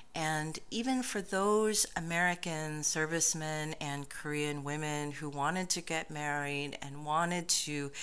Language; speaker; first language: English; native; English